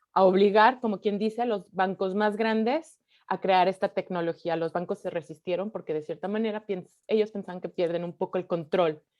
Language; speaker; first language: Spanish; early bilingual, heritage; Spanish